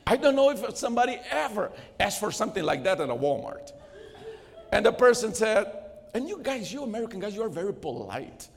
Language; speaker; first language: English; non-native, fluent; Portuguese